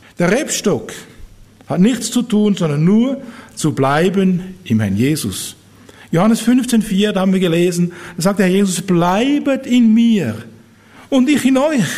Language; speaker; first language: German; native; German